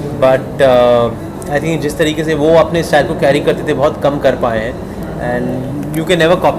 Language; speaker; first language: Hindi; native; Hindi